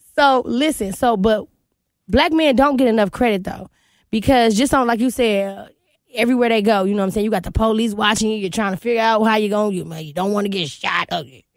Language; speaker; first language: English; native; English